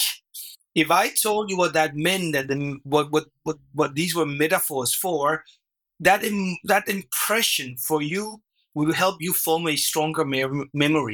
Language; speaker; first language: English; non-native, fluent; Danish